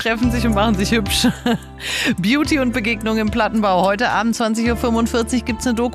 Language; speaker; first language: German; native; German